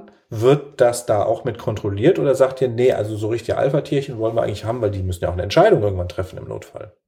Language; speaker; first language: German; native; German